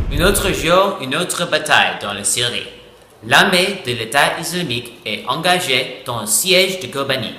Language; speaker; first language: French; non-native, learner; English